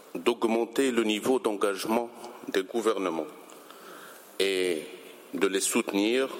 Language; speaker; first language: French; non-native, local second language; Arabic